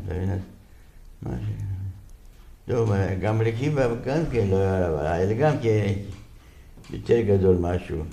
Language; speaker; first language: Hebrew; non-native, fluent; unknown